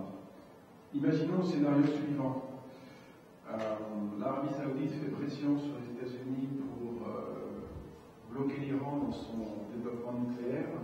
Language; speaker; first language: French; native; French